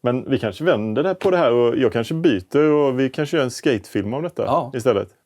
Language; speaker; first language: Swedish; native; Swedish